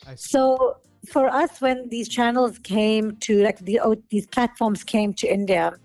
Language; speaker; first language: English; native; English